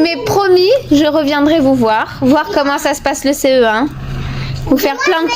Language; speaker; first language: French; native; French